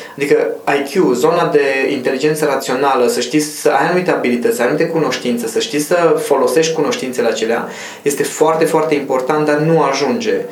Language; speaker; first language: Romanian; non-native, local second language; Hungarian